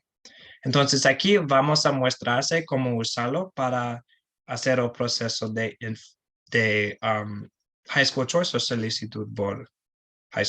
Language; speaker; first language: Spanish; non-native, learner; English